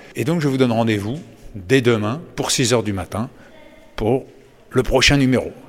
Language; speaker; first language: French; native; French